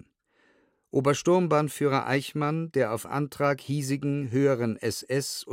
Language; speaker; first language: German; native; German